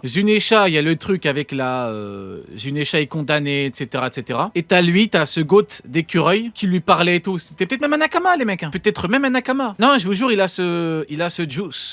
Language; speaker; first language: French; native; French